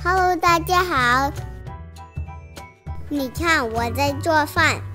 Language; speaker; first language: Chinese; early bilingual, heritage; Chinese